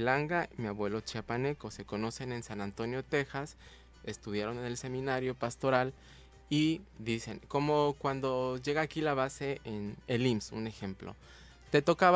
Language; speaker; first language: Spanish; native; Spanish